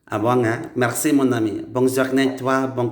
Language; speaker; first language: French; non-native, learner; Indonesian